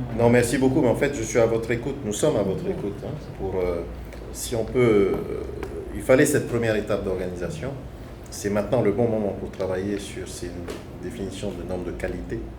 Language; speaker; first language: French; native; French